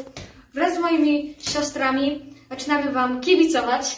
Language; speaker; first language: Polish; native; Polish